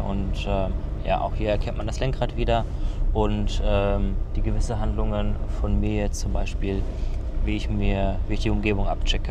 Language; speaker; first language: German; native; German